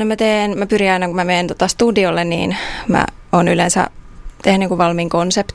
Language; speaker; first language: Finnish; native; Finnish